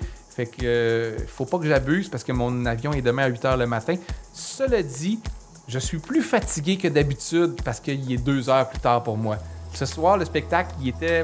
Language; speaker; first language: French; native; French